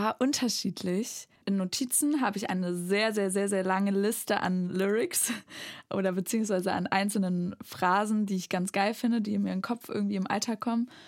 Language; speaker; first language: German; native; German